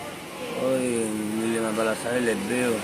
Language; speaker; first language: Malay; non-native, learner; Rohingya